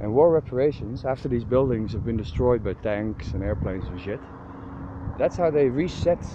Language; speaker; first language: English; non-native, fluent; Dutch